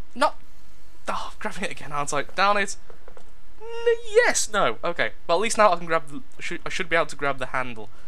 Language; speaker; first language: English; native; English